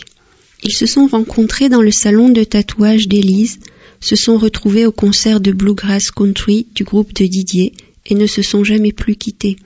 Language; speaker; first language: French; native; French